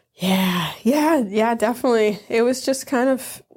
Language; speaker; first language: English; native; English